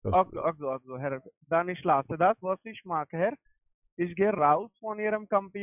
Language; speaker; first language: German; non-native, learner; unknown